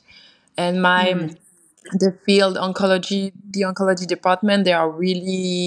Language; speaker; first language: English; non-native, fluent; French